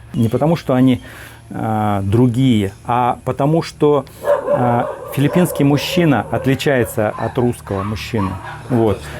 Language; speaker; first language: Russian; native; Russian